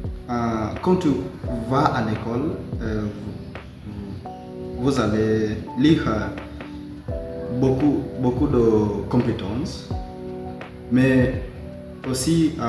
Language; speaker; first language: French; non-native, learner; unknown